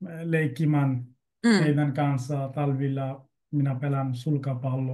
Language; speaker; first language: Finnish; non-native, learner; Bangla